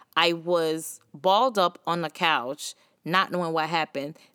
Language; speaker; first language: English; early bilingual, other home language; Haitian Creole